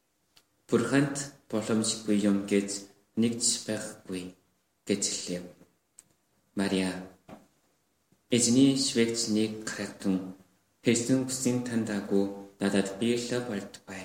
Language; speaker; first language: Mongolian; non-native, learner; Korean